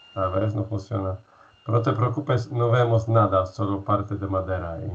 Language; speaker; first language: Spanish; non-native, fluent; Polish